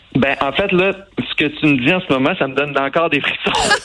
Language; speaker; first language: French; native; French